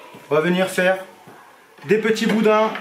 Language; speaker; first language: French; native; French